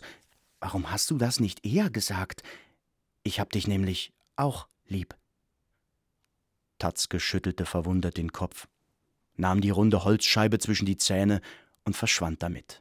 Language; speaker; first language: German; native; German